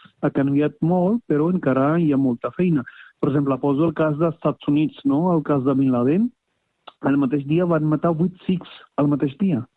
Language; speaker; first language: Catalan; non-native, fluent; Punjabi